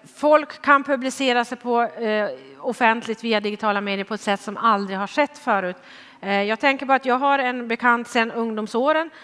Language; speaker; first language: Swedish; native; Swedish